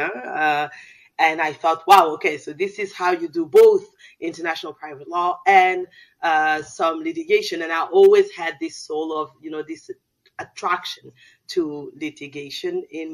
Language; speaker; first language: English; non-native, fluent; Soninke